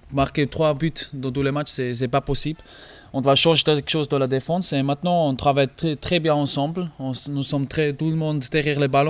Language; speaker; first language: French; non-native, learner; German